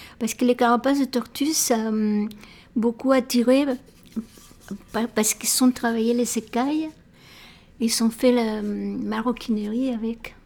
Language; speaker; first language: French; non-native, fluent; Spanish